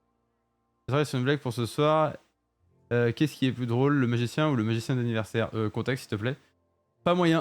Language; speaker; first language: French; native; French